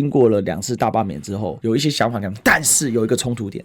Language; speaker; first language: Chinese; native; Chinese